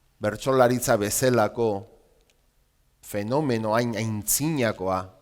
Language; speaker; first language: Basque; native; Basque